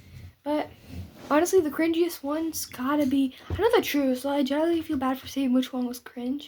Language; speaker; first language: English; native; English